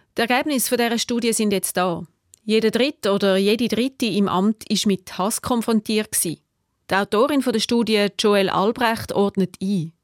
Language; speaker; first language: German; native; German